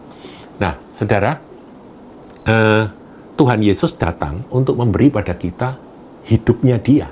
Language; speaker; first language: Indonesian; native; Indonesian